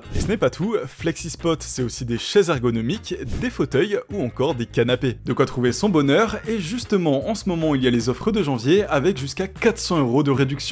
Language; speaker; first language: French; native; French